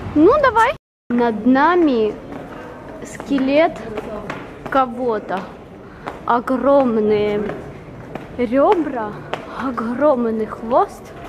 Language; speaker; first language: Russian; native; Russian